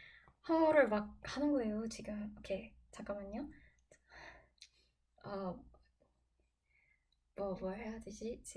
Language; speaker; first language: Korean; non-native, learner; English